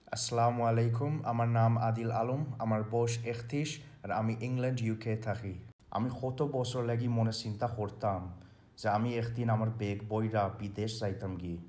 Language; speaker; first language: Bangla; early bilingual, heritage; Bangla